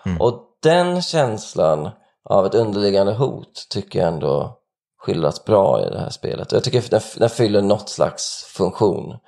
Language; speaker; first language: Swedish; native; Swedish